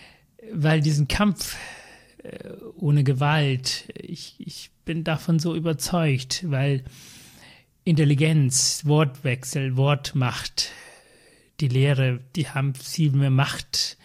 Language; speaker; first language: German; early bilingual, other home language; Tamil